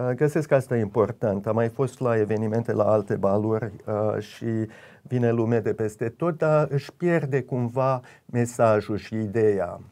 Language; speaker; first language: Romanian; early bilingual, heritage; Romanian